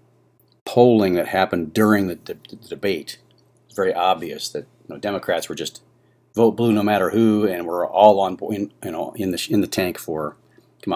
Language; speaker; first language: English; native; English